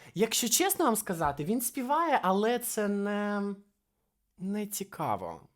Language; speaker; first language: Ukrainian; non-native, fluent; Russian